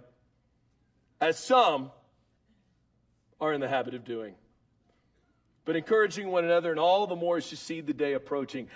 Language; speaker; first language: English; native; English